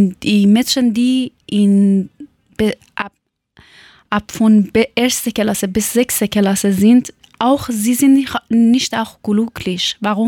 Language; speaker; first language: German; non-native, learner; Persian